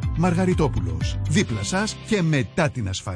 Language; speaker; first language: Greek; non-native, learner; Portuguese